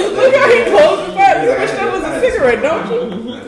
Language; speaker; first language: English; native; English